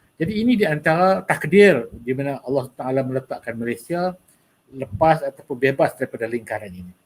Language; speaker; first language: Malay; native; Malay